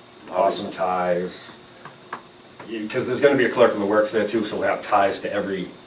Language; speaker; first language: English; native; English